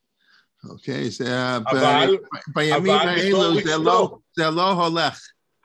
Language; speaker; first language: Hebrew; non-native, learner; English